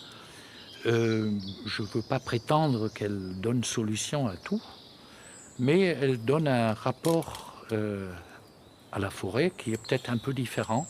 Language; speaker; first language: French; native; French